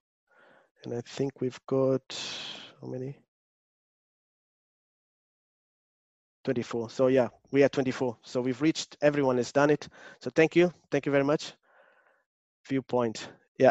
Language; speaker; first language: English; non-native, fluent; Portuguese